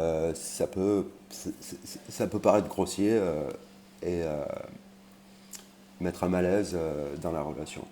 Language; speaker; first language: French; native; French